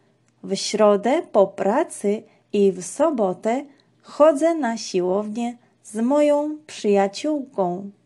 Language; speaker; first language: Polish; non-native, fluent; Georgian